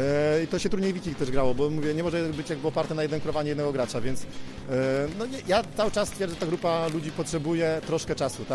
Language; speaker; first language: Polish; native; Polish